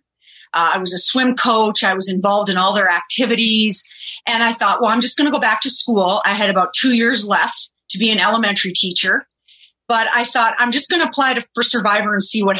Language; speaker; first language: English; early bilingual, other home language; German